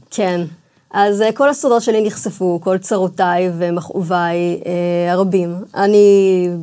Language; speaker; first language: Hebrew; early bilingual, other home language; English